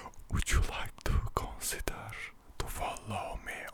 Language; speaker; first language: English; non-native, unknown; Turkish